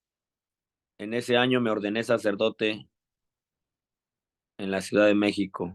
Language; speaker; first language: Spanish; native; Spanish